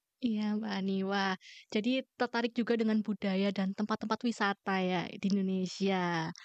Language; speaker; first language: Indonesian; native; Indonesian